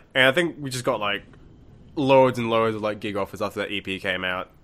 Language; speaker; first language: English; non-native, local second language; Malay